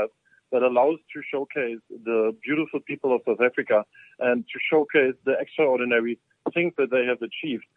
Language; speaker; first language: English; non-native, fluent; German